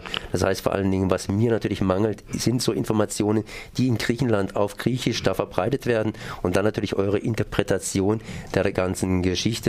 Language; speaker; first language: German; native; German